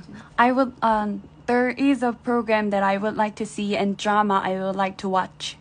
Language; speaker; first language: English; non-native, fluent; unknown